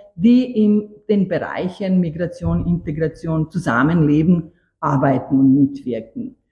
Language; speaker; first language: German; non-native, fluent; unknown